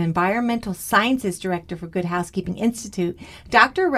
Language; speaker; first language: English; non-native, fluent; Turkish